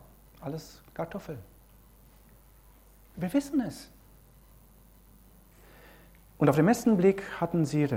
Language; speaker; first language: German; non-native, fluent; Romanian